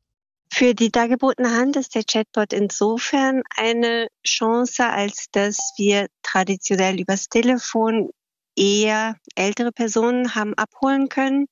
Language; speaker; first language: German; native; German